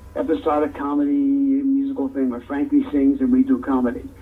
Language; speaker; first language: English; native; English